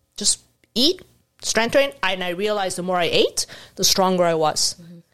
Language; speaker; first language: English; non-native, fluent; Arabic